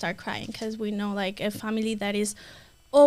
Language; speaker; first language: English; non-native, fluent; Spanish